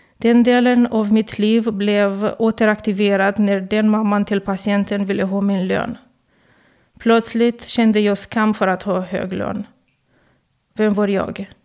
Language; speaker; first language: Swedish; non-native, fluent; Romanian